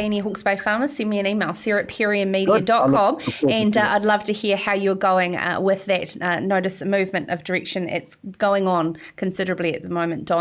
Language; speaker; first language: English; native; English